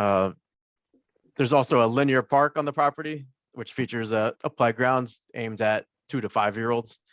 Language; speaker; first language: English; native; English